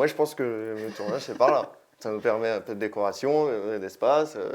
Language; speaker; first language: French; native; French